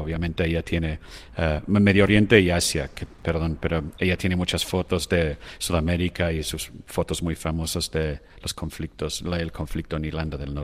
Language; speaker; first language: Spanish; non-native, fluent; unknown